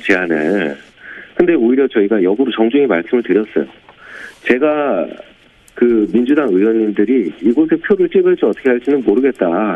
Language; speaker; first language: Korean; native; Korean